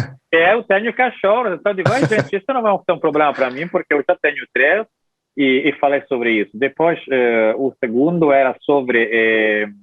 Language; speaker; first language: Portuguese; non-native, fluent; Italian